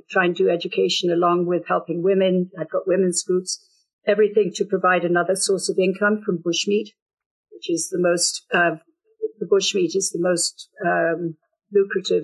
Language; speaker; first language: English; native; English